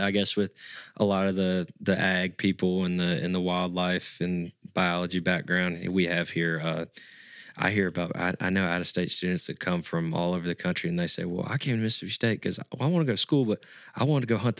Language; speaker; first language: English; native; English